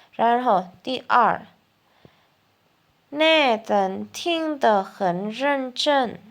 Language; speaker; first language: Chinese; non-native, fluent; Indonesian